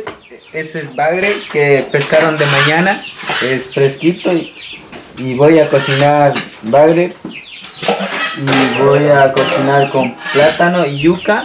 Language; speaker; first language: Spanish; non-native, local second language; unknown